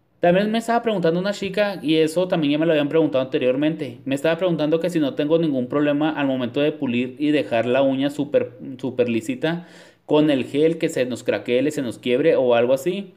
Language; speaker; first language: Spanish; native; Spanish